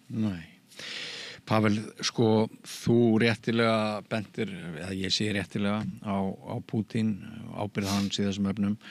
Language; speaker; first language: Icelandic; native; Icelandic